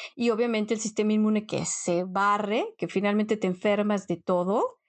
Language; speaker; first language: Spanish; native; Spanish